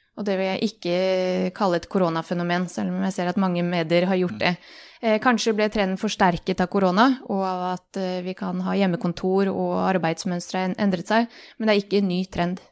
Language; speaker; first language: Norwegian; early bilingual, other home language; Bosnian